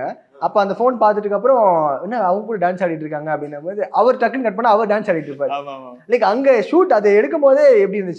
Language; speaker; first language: Tamil; native; Tamil